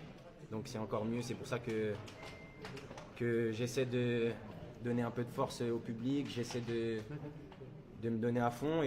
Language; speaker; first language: French; early bilingual, other home language; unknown